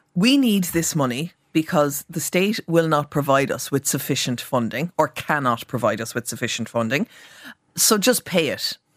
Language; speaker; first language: English; native; English